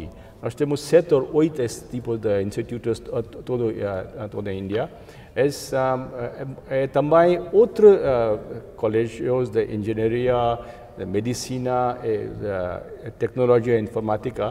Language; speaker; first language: Portuguese; non-native, fluent; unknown